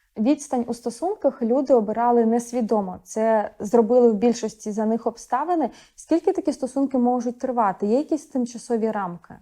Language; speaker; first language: Ukrainian; native; Ukrainian